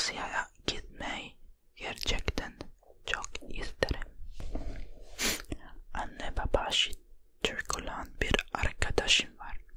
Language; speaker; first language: Turkish; non-native, learner; Finnish